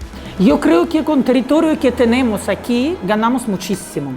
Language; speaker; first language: Spanish; non-native, learner; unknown